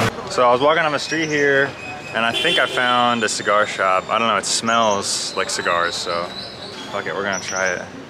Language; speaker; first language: English; native; English